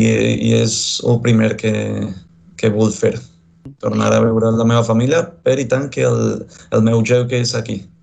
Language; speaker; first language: Catalan; non-native, fluent; Spanish